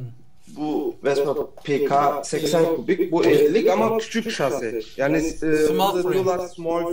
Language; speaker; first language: Turkish; early bilingual, heritage; Turkish